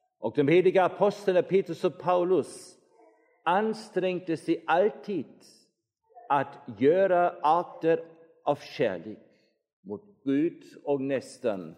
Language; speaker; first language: Swedish; non-native, fluent; German